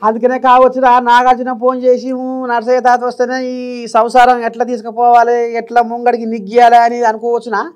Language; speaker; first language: Telugu; native; Telugu